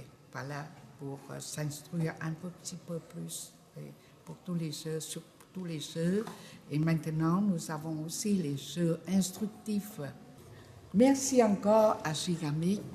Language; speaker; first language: French; non-native, fluent; Vietnamese